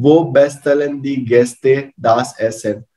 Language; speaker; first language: German; non-native, learner; Hindi